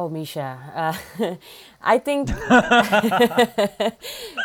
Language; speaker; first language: English; non-native, local second language; Bangla